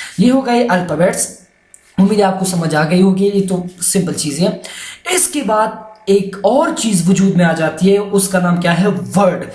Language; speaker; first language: Urdu; non-native, local second language; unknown